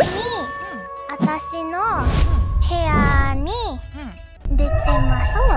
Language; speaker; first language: Japanese; non-native, learner; Indonesian